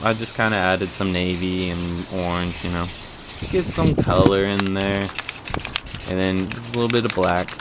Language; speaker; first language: English; native; English